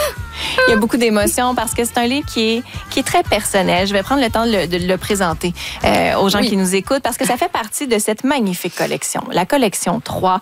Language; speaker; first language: French; native; French